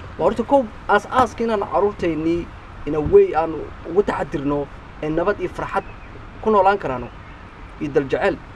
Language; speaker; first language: Somali; early bilingual, heritage; Somali